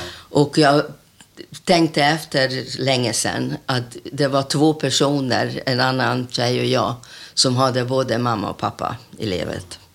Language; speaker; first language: Swedish; non-native, fluent; Hungarian